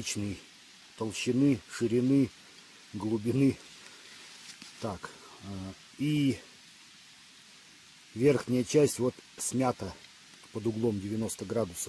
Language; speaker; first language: Russian; native; Russian